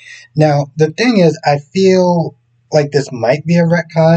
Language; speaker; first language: English; native; English